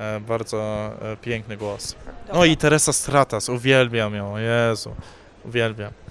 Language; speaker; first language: Polish; early bilingual, heritage; English